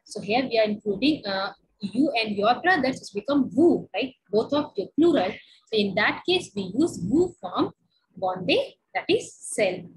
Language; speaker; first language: English; non-native, local second language; Hindi